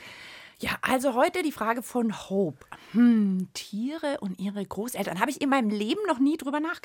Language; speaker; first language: German; native; German